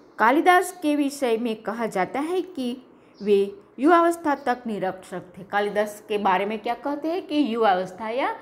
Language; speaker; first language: Hindi; non-native, local second language; Gujarati